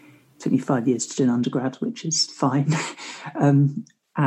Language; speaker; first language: English; native; English